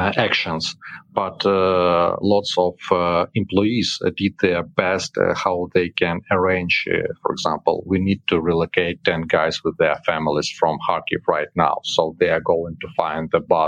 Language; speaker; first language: English; non-native, fluent; Ukrainian